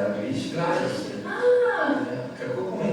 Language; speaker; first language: Slovenian; non-native, learner; Polish